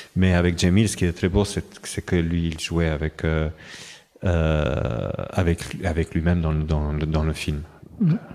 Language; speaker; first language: French; non-native, fluent; Albanian